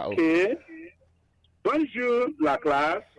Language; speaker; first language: French; non-native, learner; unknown